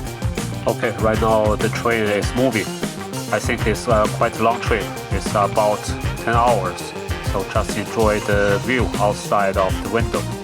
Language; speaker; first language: English; non-native, fluent; Chinese